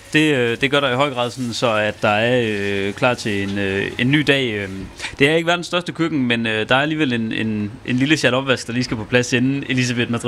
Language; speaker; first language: Danish; native; Danish